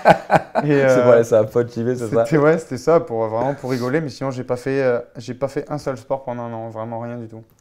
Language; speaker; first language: French; native; French